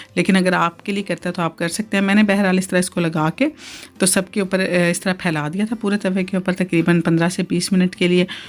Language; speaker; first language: Urdu; native; Urdu